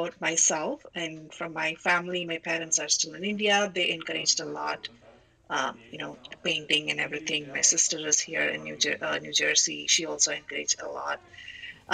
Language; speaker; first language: English; non-native, local second language; Malayalam